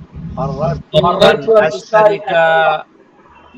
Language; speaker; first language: Arabic; non-native, learner; Bangla